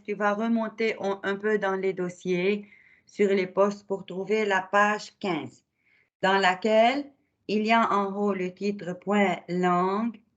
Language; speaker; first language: French; non-native, fluent; Arabic